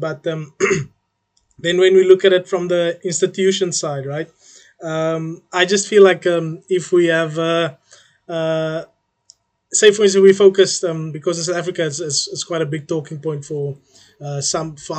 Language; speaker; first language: English; non-native, local second language; Afrikaans